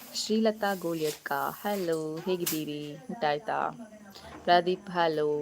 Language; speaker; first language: Kannada; non-native, local second language; Tulu